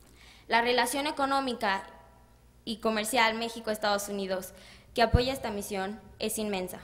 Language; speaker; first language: Spanish; native; Spanish